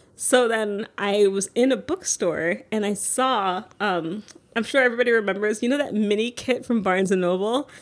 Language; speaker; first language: English; native; English